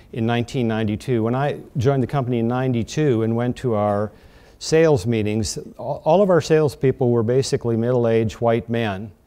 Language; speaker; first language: English; native; English